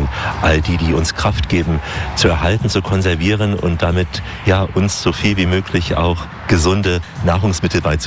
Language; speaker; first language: German; native; German